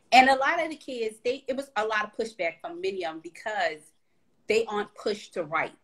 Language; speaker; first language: English; native; English